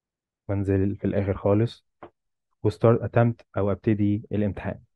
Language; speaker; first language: Arabic; native; Arabic